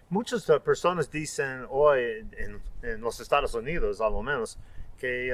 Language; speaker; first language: Spanish; non-native, fluent; English